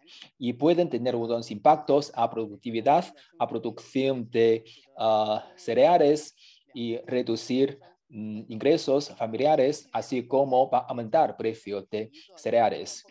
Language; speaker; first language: Spanish; non-native, fluent; Chinese